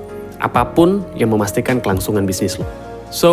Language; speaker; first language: Indonesian; native; Indonesian